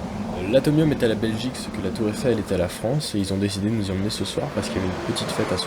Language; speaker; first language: French; native; French